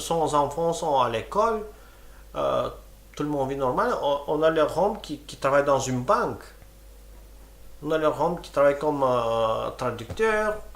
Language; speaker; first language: French; non-native, fluent; Romany